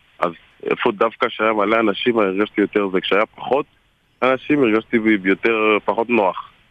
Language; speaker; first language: Hebrew; native; Hebrew